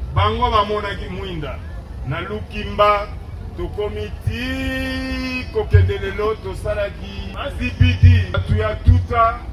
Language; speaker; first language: Lingala; non-native, local second language; Kongo